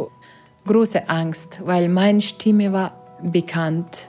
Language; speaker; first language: German; non-native, learner; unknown